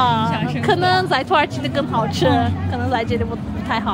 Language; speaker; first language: Chinese; non-native, learner; Turkish